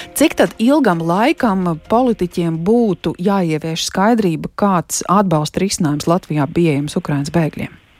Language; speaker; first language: Latvian; native; Latvian